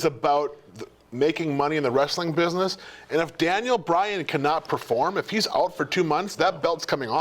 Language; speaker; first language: English; native; English